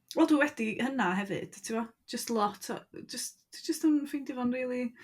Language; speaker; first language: Welsh; native; Welsh